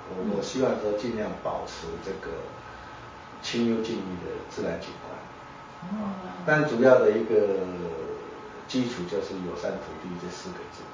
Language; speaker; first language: Chinese; native; Chinese